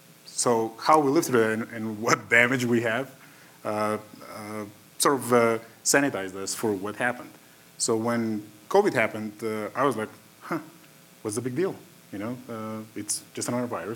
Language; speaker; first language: English; non-native, fluent; Macedonian